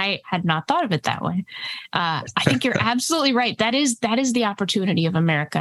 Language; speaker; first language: English; early bilingual, other home language; Spanish